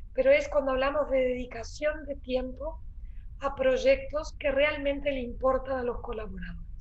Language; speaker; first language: Spanish; native; Spanish